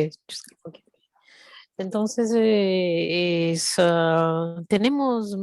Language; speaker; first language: Spanish; non-native, fluent; Portuguese